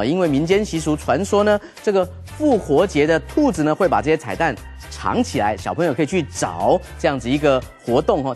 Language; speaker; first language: Chinese; native; Chinese